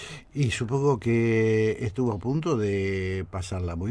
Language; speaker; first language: Spanish; native; Spanish